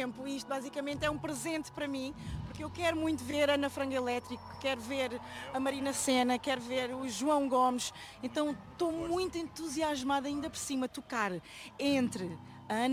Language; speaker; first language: Portuguese; native; Portuguese